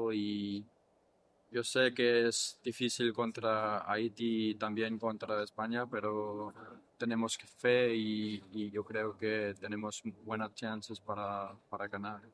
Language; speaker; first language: Spanish; early bilingual, heritage; English